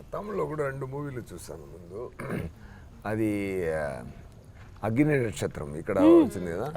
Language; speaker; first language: Telugu; non-native, fluent; Tamil